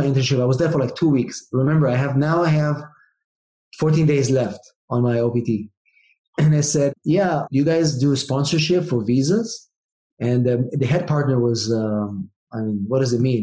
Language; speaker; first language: English; non-native, fluent; Hebrew